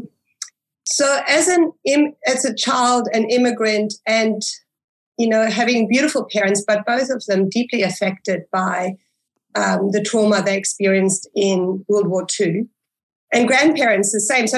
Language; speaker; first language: English; early bilingual, other home language; German